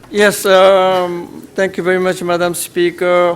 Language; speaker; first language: English; non-native, fluent; Korean